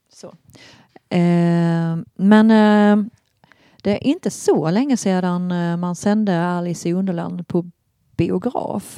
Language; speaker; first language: Swedish; native; Swedish